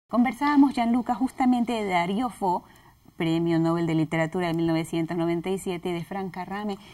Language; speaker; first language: Spanish; native; Spanish